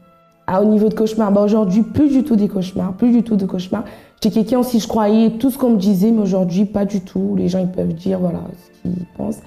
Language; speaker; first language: French; native; French